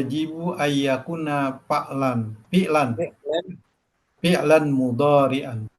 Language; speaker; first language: Arabic; non-native, learner; Indonesian